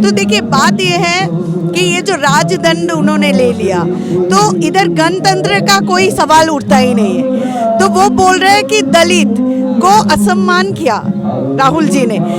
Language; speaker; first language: Hindi; non-native, local second language; Bangla